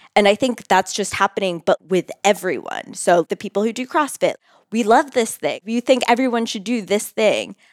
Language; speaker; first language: English; native; English